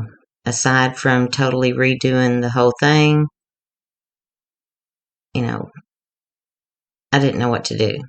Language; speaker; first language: English; native; English